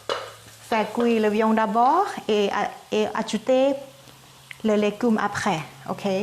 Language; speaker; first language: French; non-native, fluent; Thai